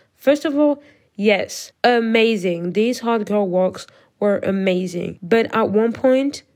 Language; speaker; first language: English; non-native, fluent; French